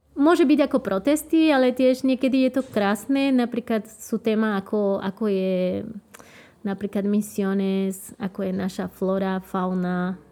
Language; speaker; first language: Slovak; non-native, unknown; Spanish